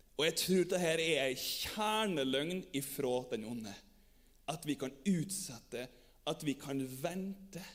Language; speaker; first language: Norwegian; native; Norwegian